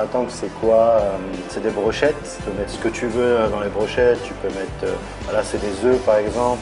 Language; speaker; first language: French; early bilingual, other home language; Arabic